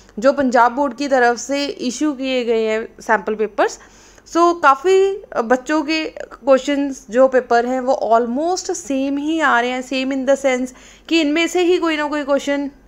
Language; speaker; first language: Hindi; non-native, local second language; Punjabi